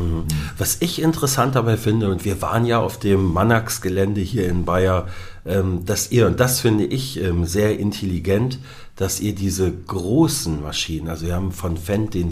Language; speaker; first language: German; native; German